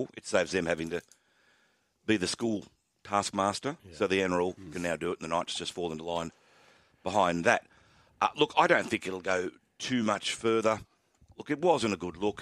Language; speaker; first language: English; native; English